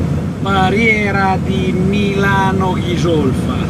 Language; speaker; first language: Italian; native; Italian